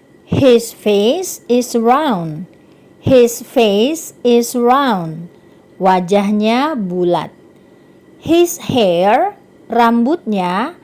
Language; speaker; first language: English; non-native, fluent; Indonesian